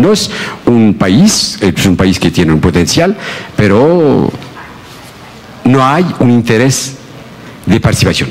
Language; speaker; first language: Spanish; non-native, fluent; Arabic